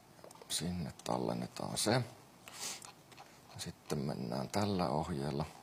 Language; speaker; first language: Finnish; native; Finnish